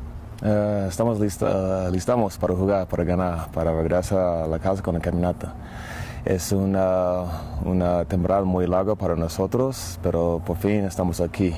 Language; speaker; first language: Spanish; non-native, learner; English